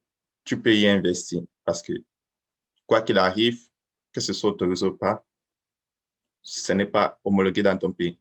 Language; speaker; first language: French; native; French